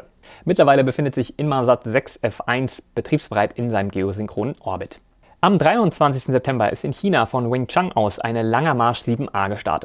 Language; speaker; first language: German; native; German